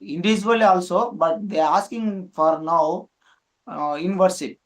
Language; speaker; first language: English; non-native, local second language; Telugu